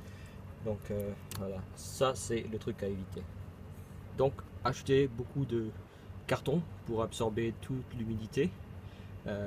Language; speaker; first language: French; native; French